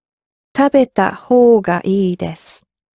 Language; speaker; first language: Japanese; non-native, learner; English